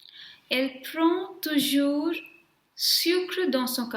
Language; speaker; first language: French; non-native, fluent; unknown